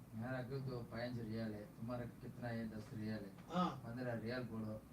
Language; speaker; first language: Hindi; non-native, learner; Tamil